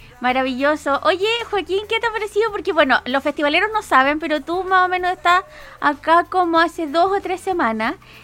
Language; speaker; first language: Spanish; native; Spanish